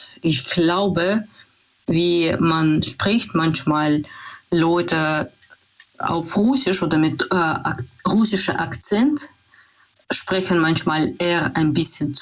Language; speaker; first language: German; non-native, learner; Russian